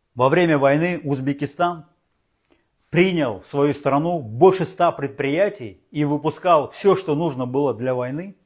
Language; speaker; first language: Russian; non-native, local second language; Uzbek